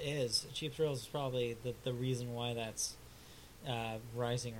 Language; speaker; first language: English; native; English